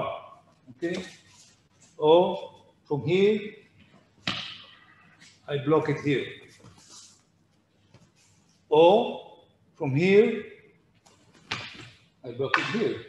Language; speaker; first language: English; non-native, fluent; Hebrew